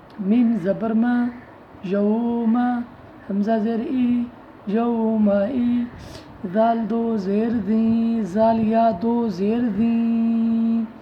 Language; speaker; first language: Urdu; native; Urdu